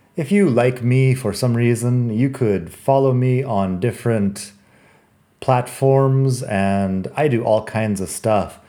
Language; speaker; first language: English; native; English